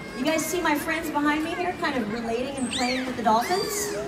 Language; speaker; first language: English; native; English